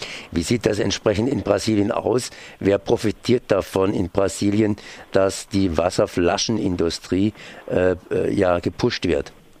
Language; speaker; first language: German; native; German